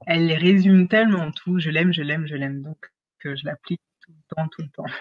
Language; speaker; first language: French; early bilingual, other home language; Wolof